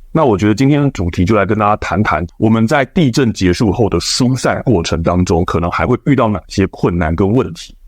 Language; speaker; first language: Chinese; native; Chinese